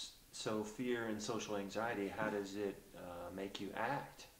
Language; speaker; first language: English; native; English